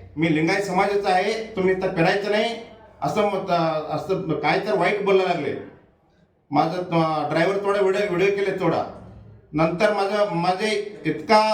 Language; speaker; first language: Marathi; non-native, local second language; Kannada